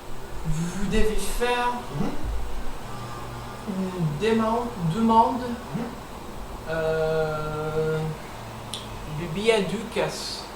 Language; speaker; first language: French; non-native, learner; English